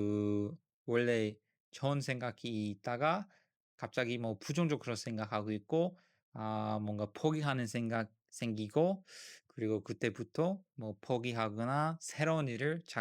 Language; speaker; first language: Korean; non-native, learner; English